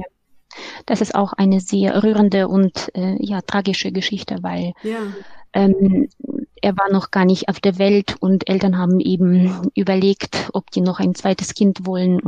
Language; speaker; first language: German; non-native, fluent; Ukrainian